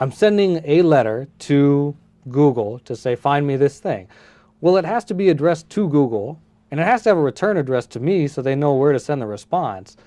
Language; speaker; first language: English; early bilingual, other home language; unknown